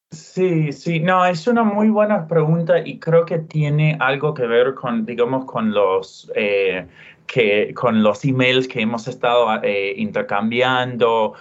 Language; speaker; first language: Spanish; non-native, fluent; English